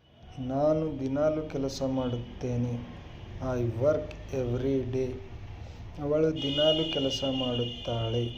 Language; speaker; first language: Kannada; native; Kannada